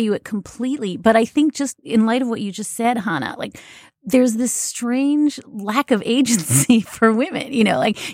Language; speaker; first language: English; native; English